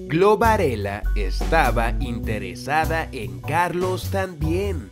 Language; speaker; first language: Spanish; non-native, fluent; English